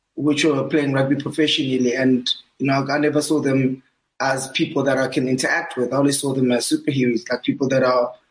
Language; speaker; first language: English; non-native, local second language; Southern Sotho